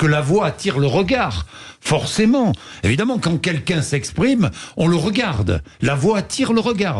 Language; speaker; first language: French; native; French